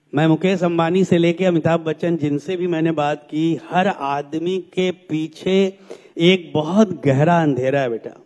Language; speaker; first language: Hindi; native; Hindi